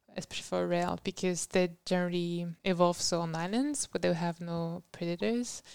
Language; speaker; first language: English; non-native, fluent; French